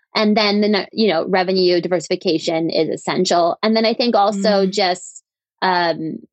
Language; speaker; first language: English; native; English